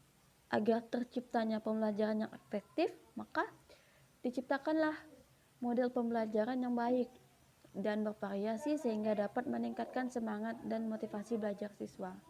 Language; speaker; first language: Indonesian; native; Indonesian